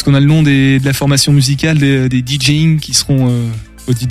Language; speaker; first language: French; native; French